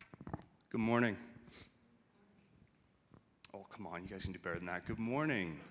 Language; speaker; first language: English; native; English